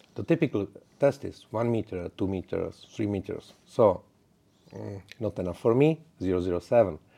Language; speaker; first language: English; non-native, learner; Czech